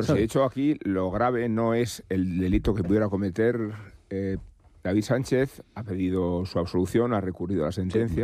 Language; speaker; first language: Spanish; native; Spanish